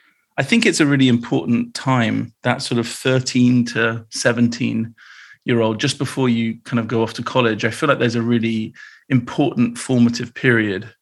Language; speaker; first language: English; native; English